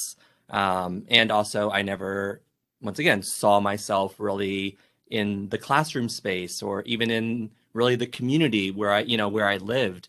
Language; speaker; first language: English; native; English